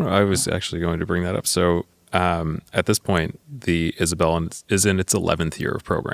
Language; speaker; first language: English; native; English